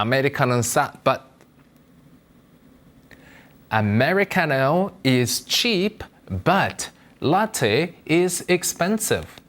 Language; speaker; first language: English; non-native, fluent; Korean